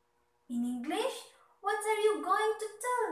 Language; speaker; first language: English; non-native, local second language; Cebuano